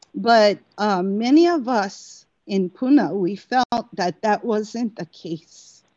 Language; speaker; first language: English; native; English